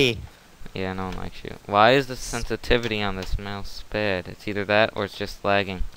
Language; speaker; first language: English; native; English